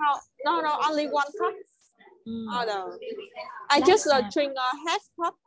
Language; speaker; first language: English; non-native, learner; Vietnamese